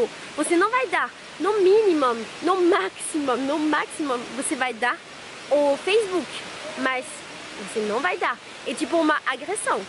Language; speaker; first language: Portuguese; non-native, fluent; French